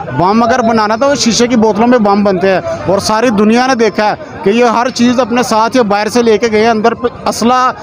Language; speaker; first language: Urdu; non-native, local second language; Punjabi